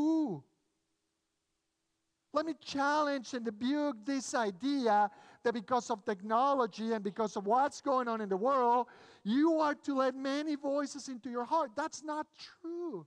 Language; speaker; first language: English; non-native, fluent; Spanish